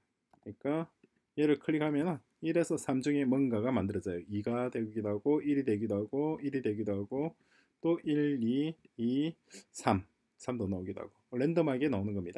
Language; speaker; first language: Korean; native; Korean